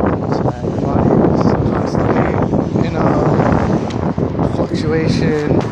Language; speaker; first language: English; native; English